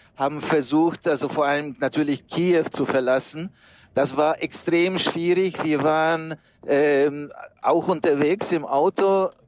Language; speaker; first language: German; non-native, fluent; Polish